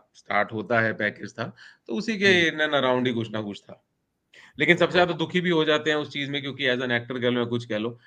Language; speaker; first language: Hindi; native; Hindi